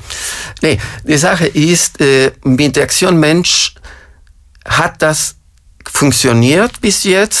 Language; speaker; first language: German; non-native, fluent; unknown